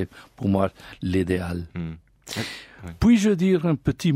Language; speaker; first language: French; non-native, learner; English